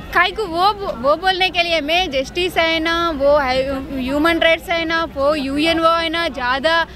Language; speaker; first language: Hindi; non-native, local second language; Telugu